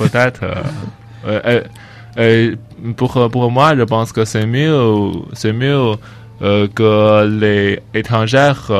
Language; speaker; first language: French; non-native, learner; Chinese